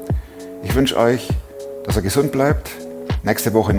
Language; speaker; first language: German; native; German